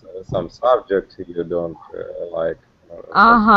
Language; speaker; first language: English; non-native, learner; Russian